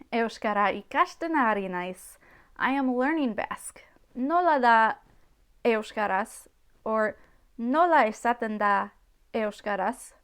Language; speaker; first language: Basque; non-native, learner; English